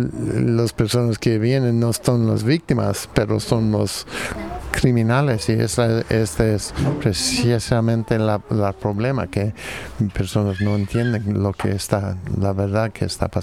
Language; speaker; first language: Spanish; non-native, fluent; English